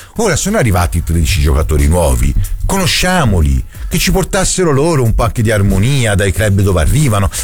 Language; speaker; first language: Italian; native; Italian